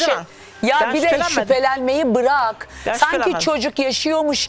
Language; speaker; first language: Turkish; native; Turkish